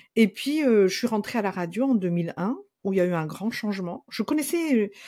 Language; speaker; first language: French; non-native, local second language; Malagasy